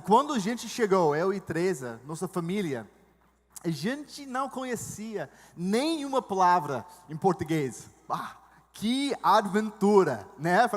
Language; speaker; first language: Portuguese; non-native, fluent; English